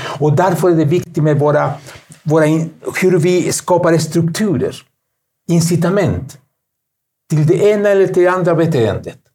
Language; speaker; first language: Swedish; non-native, fluent; Spanish